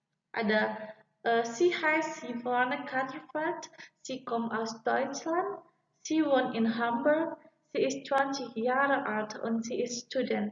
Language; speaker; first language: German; non-native, learner; Indonesian